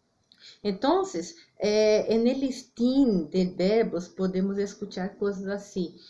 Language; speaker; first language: Spanish; non-native, fluent; Portuguese